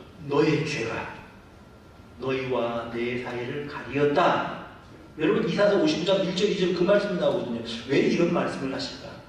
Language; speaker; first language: Korean; native; Korean